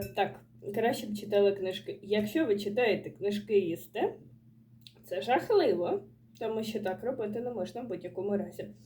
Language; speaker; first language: Ukrainian; non-native, local second language; Russian